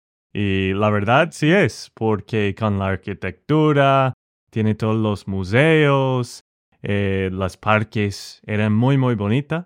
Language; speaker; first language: Spanish; non-native, fluent; English